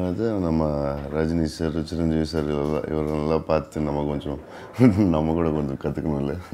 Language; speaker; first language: Tamil; non-native, learner; Telugu